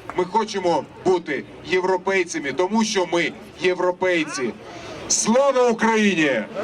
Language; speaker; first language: Ukrainian; non-native, local second language; Russian